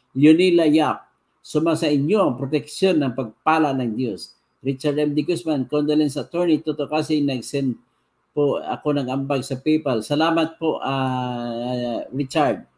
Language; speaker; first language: Filipino; non-native, local second language; Cebuano